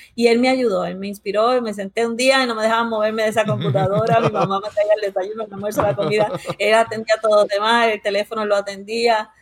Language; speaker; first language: Spanish; early bilingual, heritage; Spanish